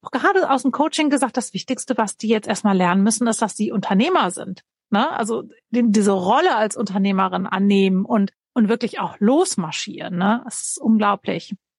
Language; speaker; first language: German; native; German